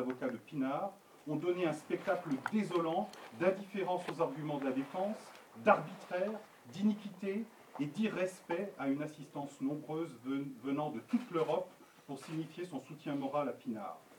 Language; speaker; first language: French; native; French